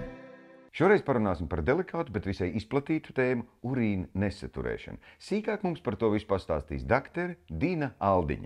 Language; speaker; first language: Latvian; native; Latvian